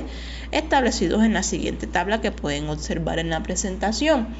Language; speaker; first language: Spanish; native; Spanish